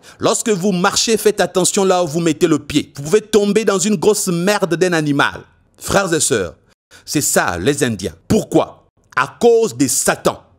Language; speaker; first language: French; non-native, local second language; Lingala